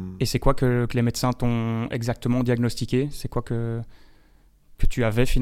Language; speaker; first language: French; native; French